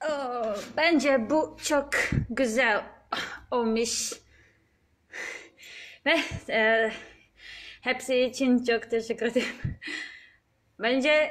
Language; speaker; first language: Turkish; non-native, learner; Serbian